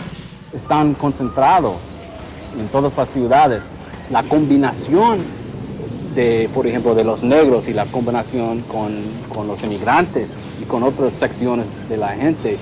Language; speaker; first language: Spanish; non-native, fluent; English